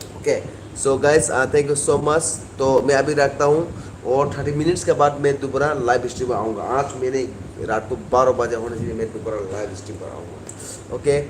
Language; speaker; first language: Hindi; non-native, local second language; Kok Borok